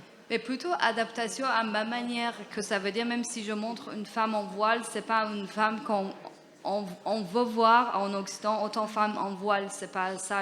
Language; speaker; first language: French; non-native, fluent; Persian